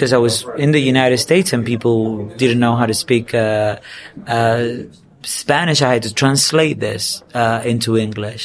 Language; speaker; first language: English; non-native, fluent; Spanish